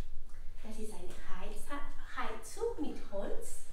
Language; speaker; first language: German; non-native, learner; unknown